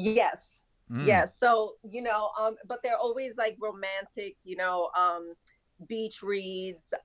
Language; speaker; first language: English; native; English